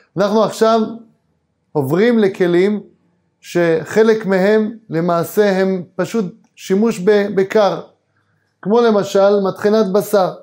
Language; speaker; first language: Hebrew; native; Hebrew